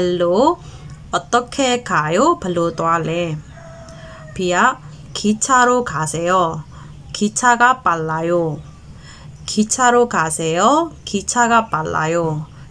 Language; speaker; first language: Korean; non-native, fluent; Burmese